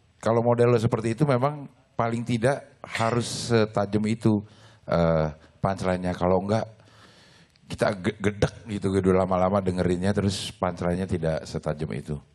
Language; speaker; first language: Indonesian; non-native, local second language; Madurese